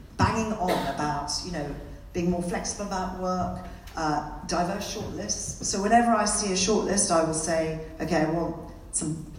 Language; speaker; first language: English; native; English